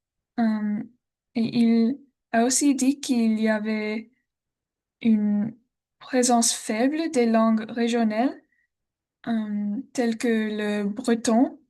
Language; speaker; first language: French; non-native, learner; English